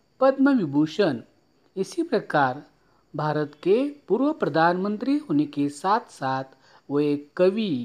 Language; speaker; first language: Hindi; non-native, local second language; Marathi